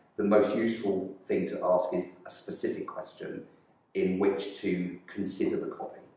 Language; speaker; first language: English; native; English